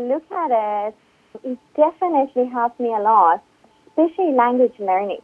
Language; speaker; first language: English; non-native, fluent; Persian